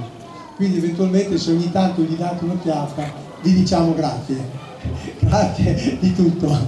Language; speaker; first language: Italian; native; Italian